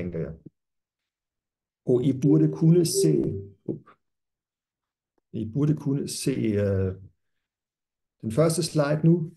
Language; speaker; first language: Danish; non-native, fluent; German